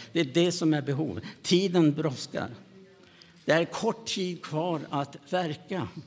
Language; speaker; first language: Swedish; native; Swedish